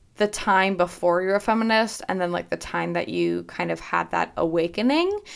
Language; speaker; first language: English; native; English